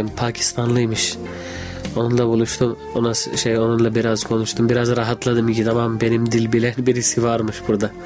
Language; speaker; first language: Turkish; non-native, fluent; Urdu